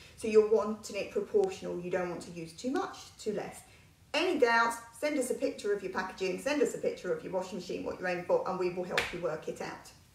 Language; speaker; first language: English; native; English